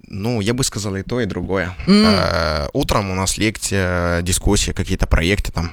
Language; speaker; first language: Russian; non-native, fluent; Arabic